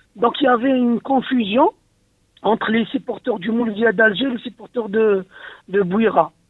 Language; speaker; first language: French; non-native, local second language; Arabic